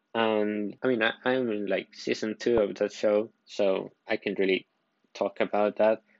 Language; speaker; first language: English; non-native, fluent; Spanish